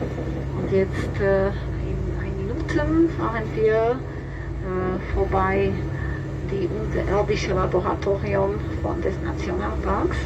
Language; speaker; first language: German; non-native, fluent; Spanish